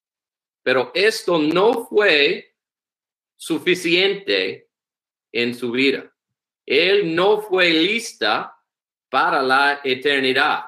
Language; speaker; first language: Spanish; non-native, learner; English